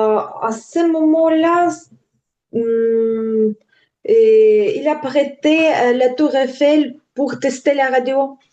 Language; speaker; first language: French; non-native, learner; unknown